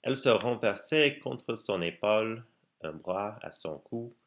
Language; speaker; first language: French; non-native, learner; English